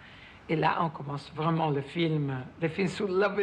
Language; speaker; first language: French; non-native, fluent; Italian